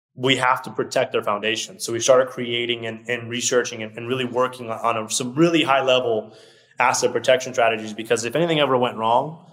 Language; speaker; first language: English; early bilingual, other home language; Portuguese